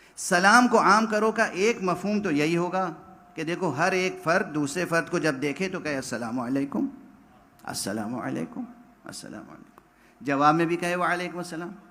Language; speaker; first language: Urdu; native; Urdu